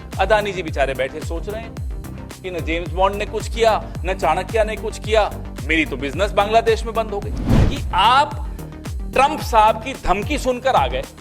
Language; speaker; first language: Hindi; native; Hindi